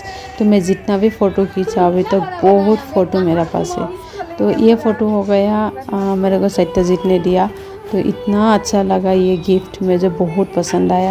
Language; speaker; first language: Hindi; non-native, local second language; Assamese